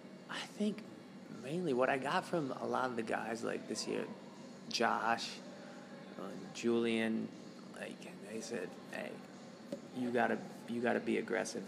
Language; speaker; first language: English; native; English